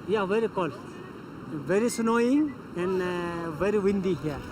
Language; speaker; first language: English; non-native, learner; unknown